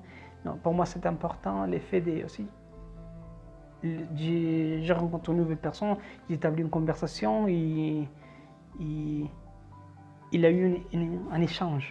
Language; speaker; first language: French; non-native, fluent; Spanish